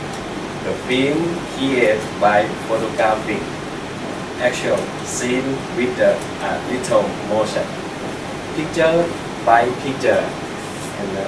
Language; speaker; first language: English; non-native, learner; Thai